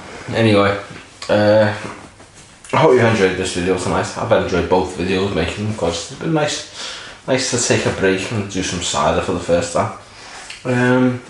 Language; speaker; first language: English; native; English